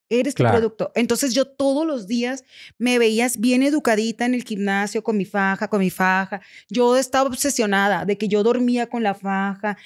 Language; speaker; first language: Spanish; native; Spanish